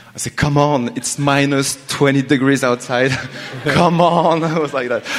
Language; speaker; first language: English; non-native, learner; French